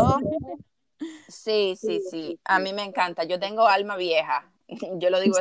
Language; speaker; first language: Spanish; native; Spanish